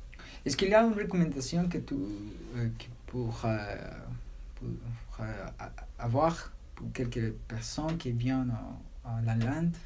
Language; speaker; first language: French; non-native, learner; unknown